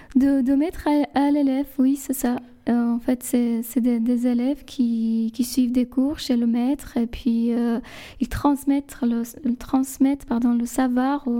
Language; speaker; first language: French; non-native, fluent; Persian